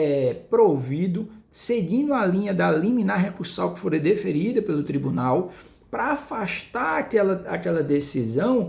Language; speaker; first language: Portuguese; native; Portuguese